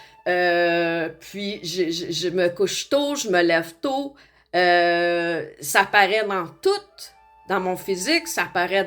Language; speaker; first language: French; native; French